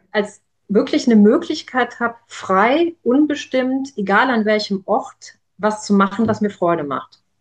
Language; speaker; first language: German; native; German